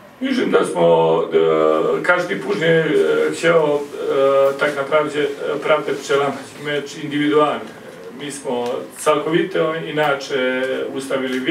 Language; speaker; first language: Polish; non-native, learner; Croatian